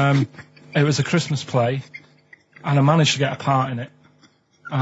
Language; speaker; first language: English; native; English